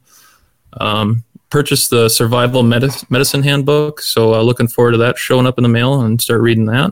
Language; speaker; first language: English; native; English